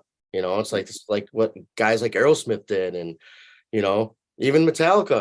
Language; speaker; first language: English; native; English